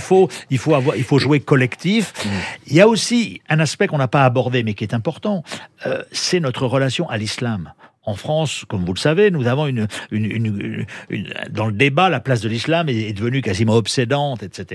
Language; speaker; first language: French; native; French